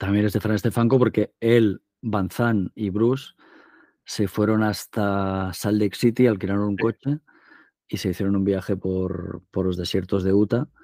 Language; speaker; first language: Spanish; native; Spanish